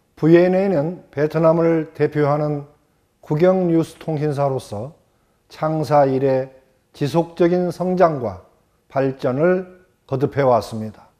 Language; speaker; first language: Korean; native; Korean